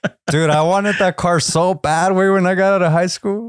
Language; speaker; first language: English; early bilingual, other home language; Spanish